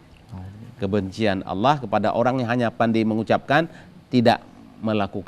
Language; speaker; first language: Indonesian; native; Indonesian